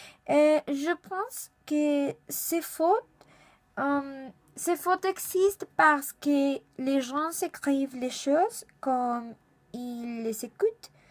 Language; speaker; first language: French; non-native, learner; Spanish